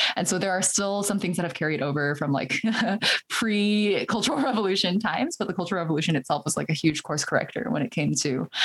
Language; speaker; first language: English; early bilingual, other home language; Chinese